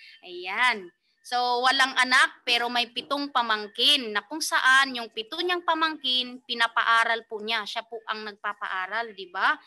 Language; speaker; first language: Filipino; native; Filipino